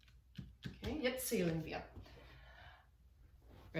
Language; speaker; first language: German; non-native, fluent; English